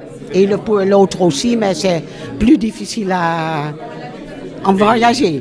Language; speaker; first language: French; non-native, fluent; Dutch